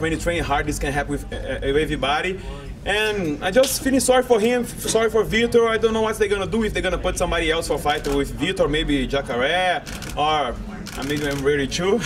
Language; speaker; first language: English; non-native, learner; Portuguese